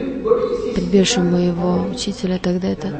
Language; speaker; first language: Russian; non-native, learner; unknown